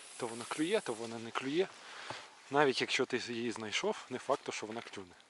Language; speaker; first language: Ukrainian; native; Ukrainian